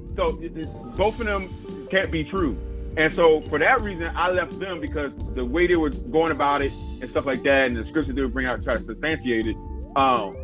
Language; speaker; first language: English; native; English